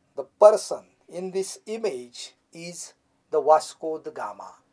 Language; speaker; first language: English; non-native, local second language; Marathi